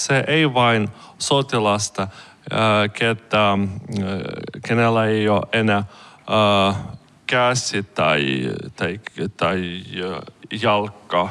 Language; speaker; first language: Finnish; non-native, learner; Ukrainian